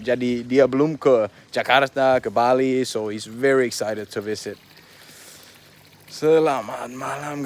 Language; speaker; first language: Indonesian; non-native, fluent; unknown